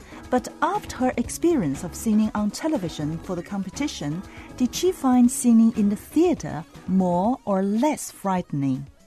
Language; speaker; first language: English; non-native, fluent; Chinese